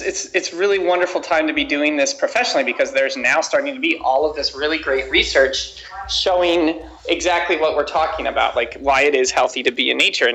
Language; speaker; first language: English; native; English